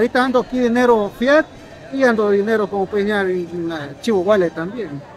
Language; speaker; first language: Spanish; native; Spanish